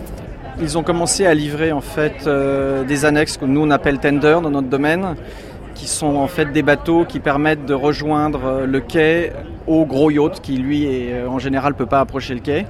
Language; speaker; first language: French; native; French